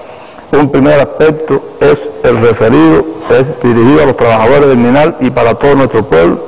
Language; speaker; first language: Spanish; native; Spanish